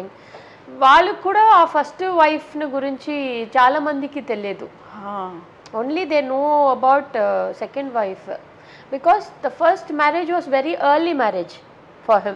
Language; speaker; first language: Telugu; non-native, fluent; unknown